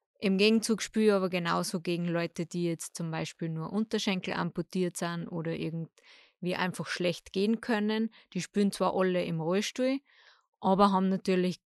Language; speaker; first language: German; native; German